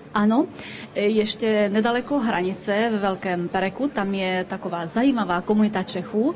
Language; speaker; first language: Czech; early bilingual, heritage; Czech